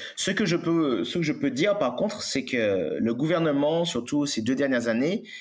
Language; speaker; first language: French; native; French